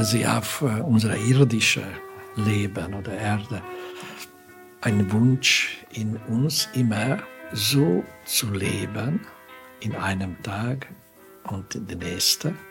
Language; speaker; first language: German; non-native, fluent; Hungarian